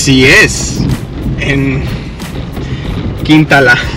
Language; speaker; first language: Spanish; early bilingual, heritage; English